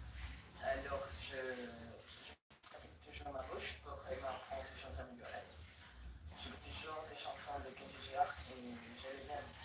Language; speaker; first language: French; non-native, learner; Filipino